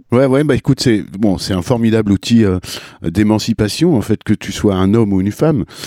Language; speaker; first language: French; native; French